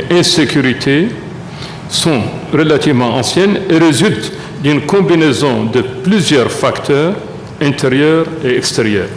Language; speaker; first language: French; non-native, local second language; Arabic